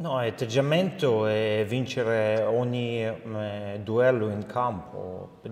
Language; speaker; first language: Italian; non-native, fluent; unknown